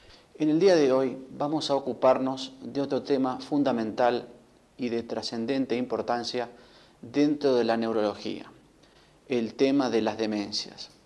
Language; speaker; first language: Spanish; native; Spanish